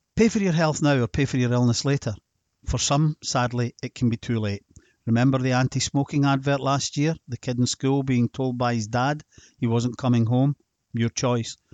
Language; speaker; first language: English; native; English